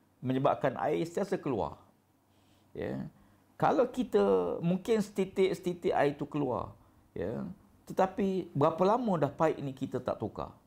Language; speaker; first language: Malay; native; Malay